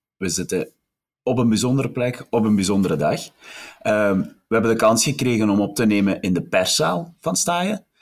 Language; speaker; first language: Dutch; native; Dutch